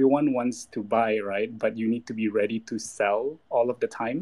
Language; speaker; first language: English; non-native, local second language; Malay